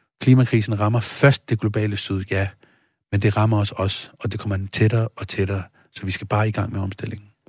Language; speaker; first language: Danish; early bilingual, other home language; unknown